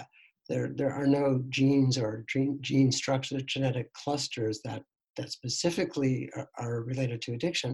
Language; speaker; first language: English; native; English